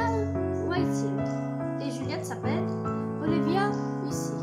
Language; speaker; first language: French; non-native, learner; Arabic